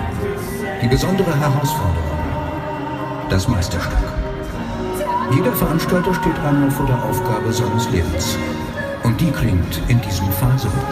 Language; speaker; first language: German; native; German